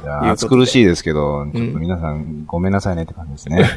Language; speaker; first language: Japanese; native; Japanese